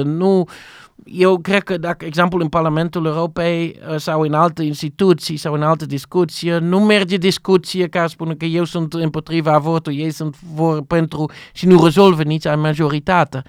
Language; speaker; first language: Romanian; non-native, learner; Dutch